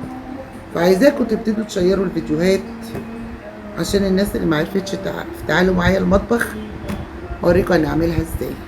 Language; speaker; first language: Arabic; native; Arabic